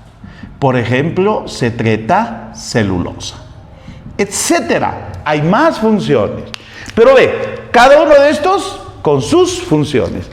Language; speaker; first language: Spanish; native; Spanish